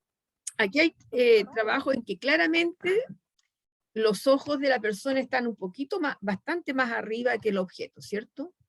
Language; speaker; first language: Spanish; native; Spanish